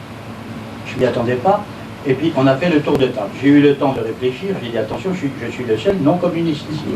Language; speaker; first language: French; native; French